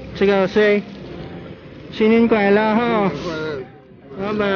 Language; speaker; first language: Chinese; non-native, learner; Filipino